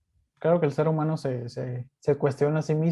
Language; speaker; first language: Spanish; native; Spanish